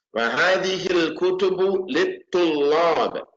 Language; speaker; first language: Arabic; non-native, fluent; English